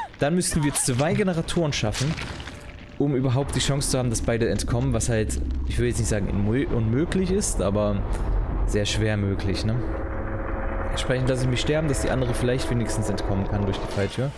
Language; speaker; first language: German; native; German